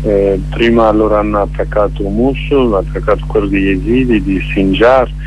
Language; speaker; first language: Italian; non-native, learner; Kurdish